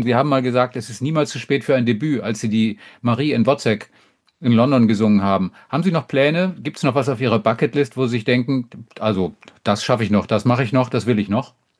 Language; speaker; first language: German; native; German